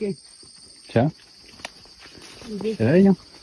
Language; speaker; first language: French; native; French